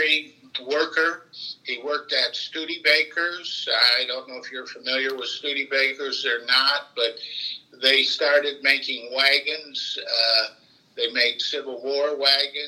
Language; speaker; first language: English; native; English